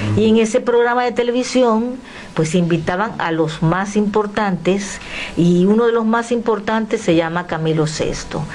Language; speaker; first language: Spanish; native; Spanish